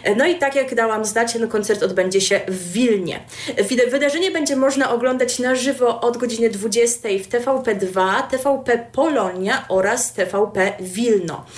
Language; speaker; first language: Polish; native; Polish